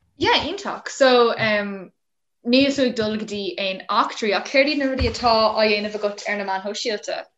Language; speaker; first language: Irish; non-native, local second language; English